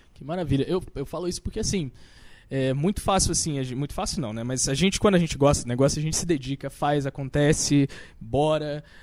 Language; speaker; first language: Portuguese; native; Portuguese